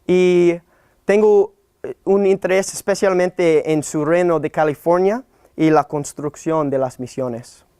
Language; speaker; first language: Spanish; non-native, fluent; English